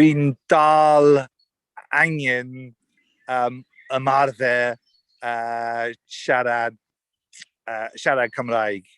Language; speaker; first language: Welsh; non-native, learner; English